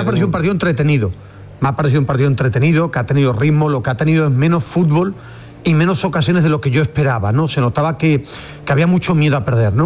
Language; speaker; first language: Spanish; native; Spanish